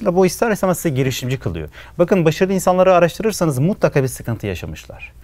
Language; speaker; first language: Turkish; native; Turkish